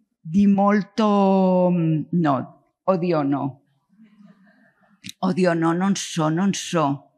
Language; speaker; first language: Italian; non-native, learner; Spanish